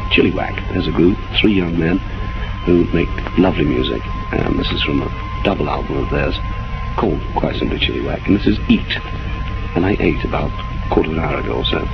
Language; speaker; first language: English; native; English